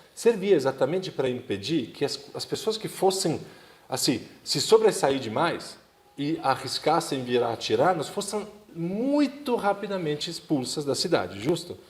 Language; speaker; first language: Portuguese; non-native, fluent; Italian